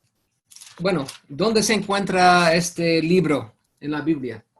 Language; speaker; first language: Spanish; non-native, fluent; English